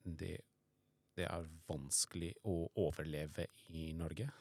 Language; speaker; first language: Norwegian; non-native, fluent; Arabic